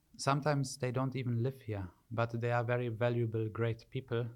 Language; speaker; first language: English; early bilingual, other home language; German